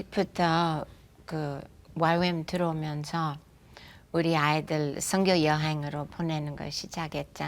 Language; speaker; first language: Korean; non-native, fluent; English